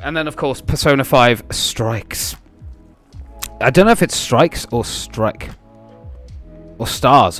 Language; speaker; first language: English; native; English